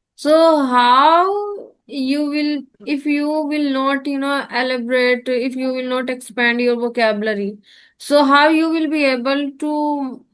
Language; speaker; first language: English; non-native, learner; Hindi